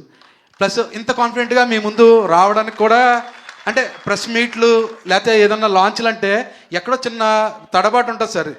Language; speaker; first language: Telugu; native; Telugu